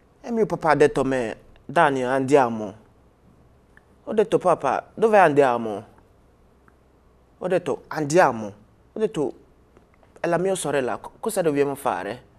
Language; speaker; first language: Italian; non-native, learner; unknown